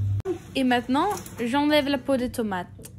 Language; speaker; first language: French; non-native, fluent; English